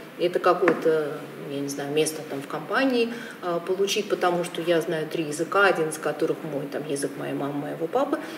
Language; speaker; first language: Russian; native; Russian